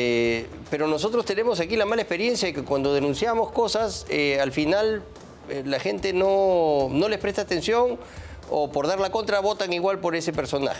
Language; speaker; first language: Spanish; native; Spanish